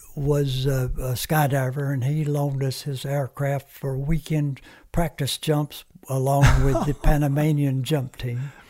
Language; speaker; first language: English; early bilingual, other home language; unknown